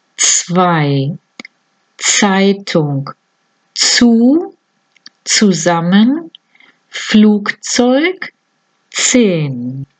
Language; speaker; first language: German; non-native, fluent; Spanish